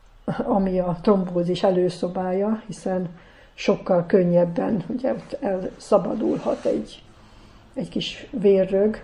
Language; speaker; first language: Hungarian; native; Hungarian